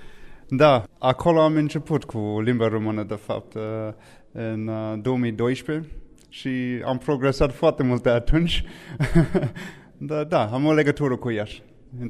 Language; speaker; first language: Romanian; non-native, fluent; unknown